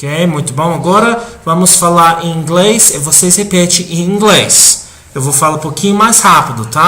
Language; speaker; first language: Portuguese; non-native, fluent; English